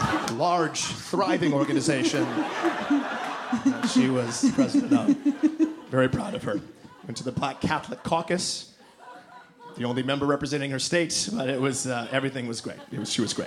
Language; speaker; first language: English; native; English